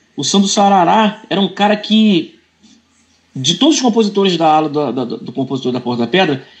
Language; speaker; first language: Portuguese; native; Portuguese